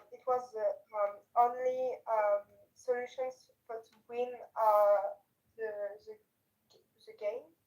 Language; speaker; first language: English; non-native, learner; French